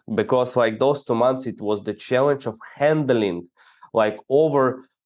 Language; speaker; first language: English; non-native, fluent; Ukrainian